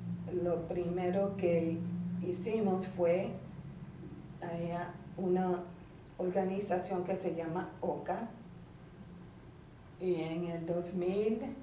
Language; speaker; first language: Spanish; early bilingual, heritage; Spanish